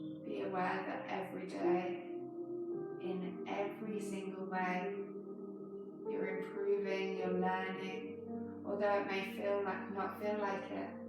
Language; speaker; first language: English; native; English